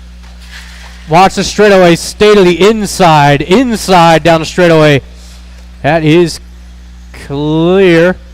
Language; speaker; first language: English; native; English